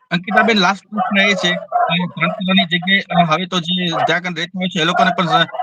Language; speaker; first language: Gujarati; native; Gujarati